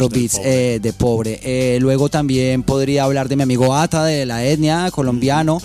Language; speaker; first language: Spanish; native; Spanish